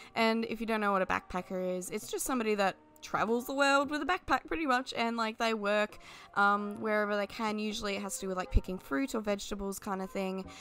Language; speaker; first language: English; native; English